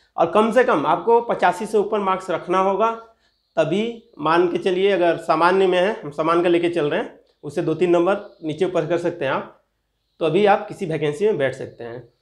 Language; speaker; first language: Hindi; native; Hindi